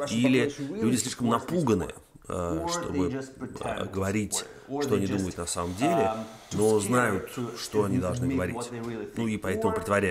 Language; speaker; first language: Russian; native; Russian